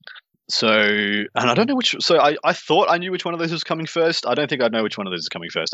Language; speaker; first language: English; native; English